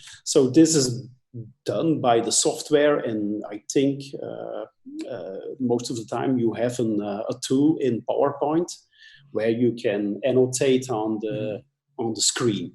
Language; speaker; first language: English; non-native, fluent; Dutch